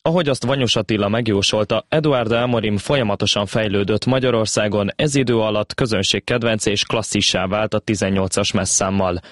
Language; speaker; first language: Hungarian; native; Hungarian